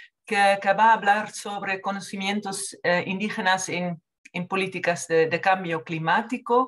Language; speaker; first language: Spanish; non-native, fluent; Dutch